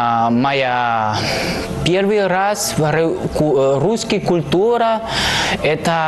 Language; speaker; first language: Russian; non-native, learner; Spanish